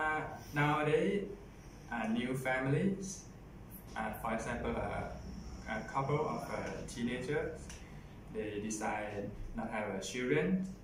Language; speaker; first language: English; non-native, learner; Thai